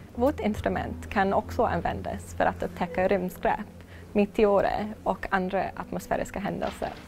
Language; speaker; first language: Swedish; non-native, fluent; English